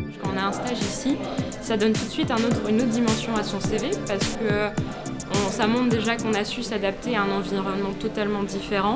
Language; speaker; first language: French; native; French